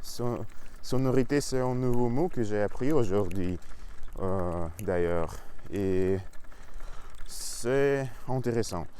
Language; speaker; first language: French; non-native, learner; Russian